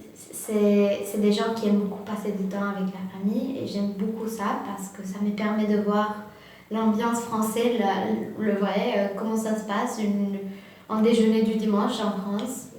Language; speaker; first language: French; non-native, fluent; Spanish